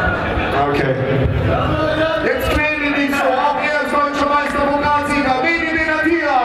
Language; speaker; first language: German; native; German